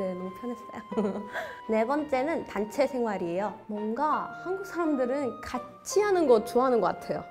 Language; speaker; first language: Korean; non-native, fluent; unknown